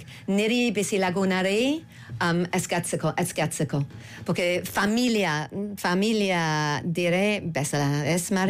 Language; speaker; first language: Basque; non-native, learner; English